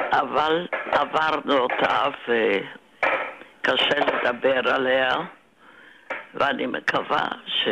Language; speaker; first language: Hebrew; non-native, fluent; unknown